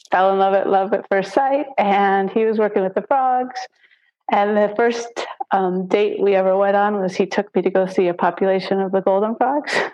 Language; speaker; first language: English; native; English